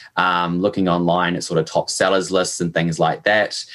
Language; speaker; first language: English; native; English